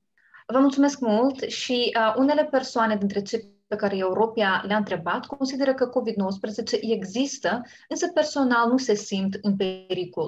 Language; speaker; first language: Romanian; native; Romanian